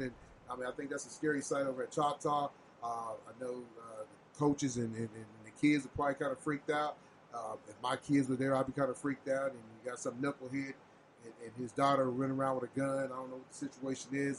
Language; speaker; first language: English; native; English